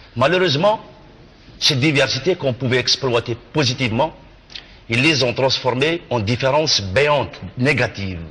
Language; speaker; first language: French; non-native, local second language; Kabyle